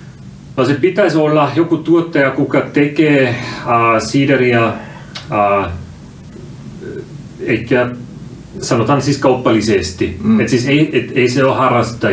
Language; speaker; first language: Finnish; non-native, fluent; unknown